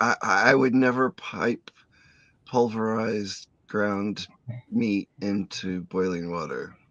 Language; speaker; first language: English; native; English